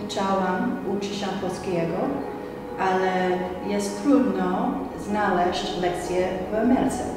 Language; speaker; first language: Polish; non-native, learner; English